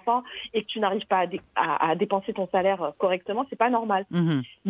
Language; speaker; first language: French; non-native, local second language; Arabic